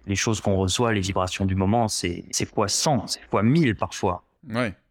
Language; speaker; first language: French; native; French